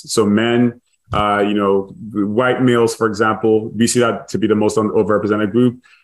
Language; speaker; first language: English; non-native, local second language; Igbo